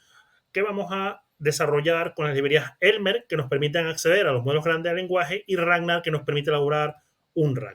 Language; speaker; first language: Spanish; native; Spanish